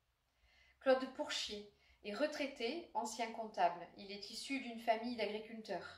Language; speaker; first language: French; native; French